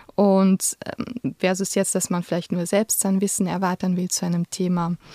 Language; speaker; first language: German; non-native, local second language; Luxembourgish